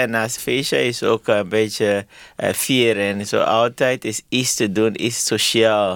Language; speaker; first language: Dutch; non-native, learner; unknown